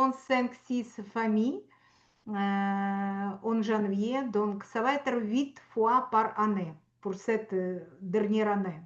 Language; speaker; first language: French; non-native, fluent; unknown